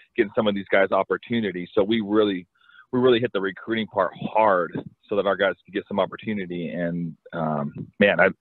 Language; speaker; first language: English; native; English